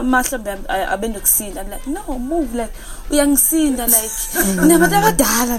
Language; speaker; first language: English; non-native, local second language; Zulu